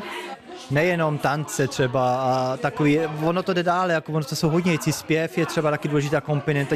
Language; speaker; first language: Czech; early bilingual, heritage; Czech